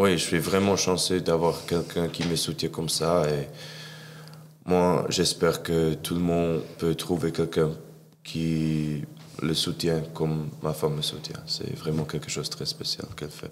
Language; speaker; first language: French; non-native, fluent; English